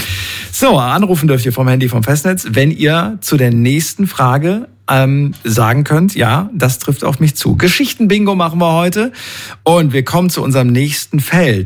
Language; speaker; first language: German; native; German